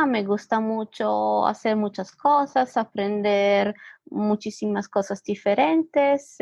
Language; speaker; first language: Spanish; non-native, fluent; Italian